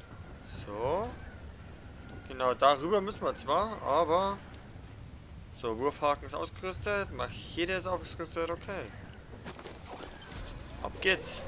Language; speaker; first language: German; native; German